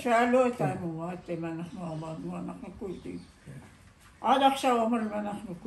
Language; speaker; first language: Hebrew; non-native, learner; Aramaic